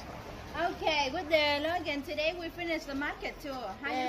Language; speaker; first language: English; non-native, learner; Vietnamese